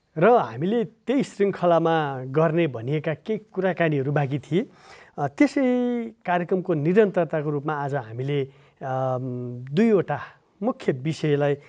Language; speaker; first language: Nepali; native; Nepali